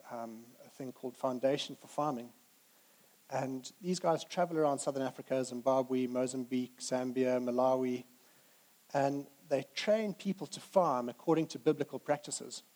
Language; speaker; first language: English; native; English